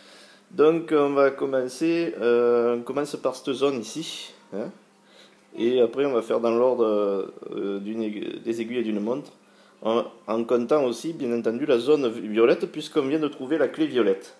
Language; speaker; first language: French; native; French